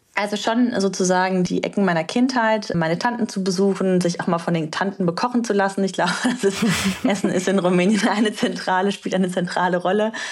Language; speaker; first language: German; early bilingual, other home language; Romanian